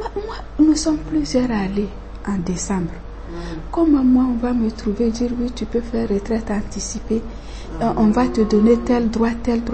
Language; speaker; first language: French; non-native, local second language; Bambara